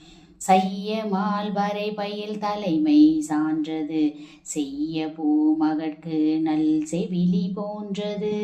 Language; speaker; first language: Tamil; native; Tamil